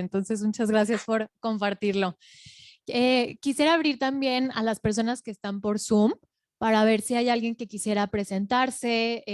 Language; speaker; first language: Spanish; native; Spanish